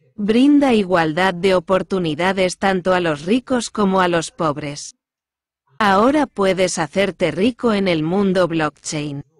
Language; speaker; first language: Spanish; non-native, fluent; Korean